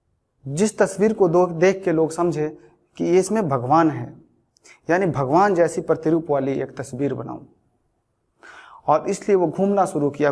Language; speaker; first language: Hindi; native; Hindi